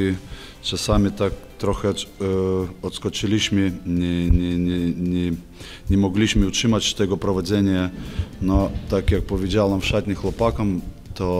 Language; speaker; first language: Polish; non-native, fluent; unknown